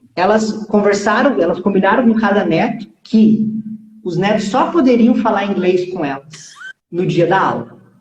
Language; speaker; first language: Portuguese; early bilingual, heritage; Portuguese